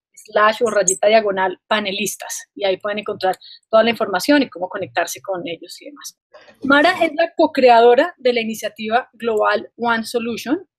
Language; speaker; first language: Spanish; native; Spanish